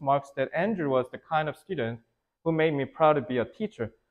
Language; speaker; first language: English; non-native, fluent; Korean